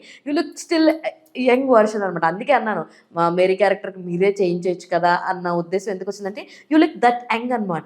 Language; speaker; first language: Telugu; native; Telugu